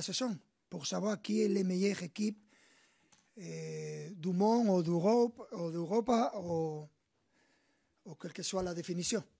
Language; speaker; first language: French; non-native, fluent; Spanish